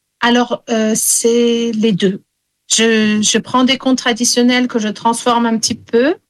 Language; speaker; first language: French; early bilingual, heritage; English